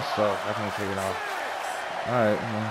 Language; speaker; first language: English; native; English